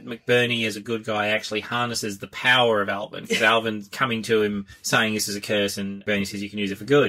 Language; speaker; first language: English; native; English